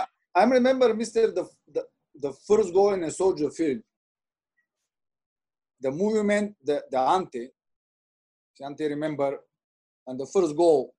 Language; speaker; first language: English; non-native, learner; Bulgarian